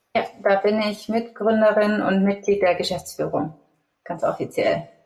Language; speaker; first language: German; native; German